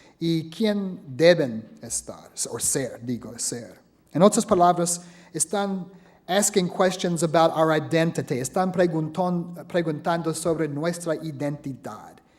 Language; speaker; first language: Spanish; non-native, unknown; English